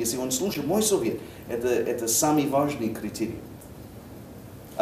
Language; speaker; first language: Russian; non-native, learner; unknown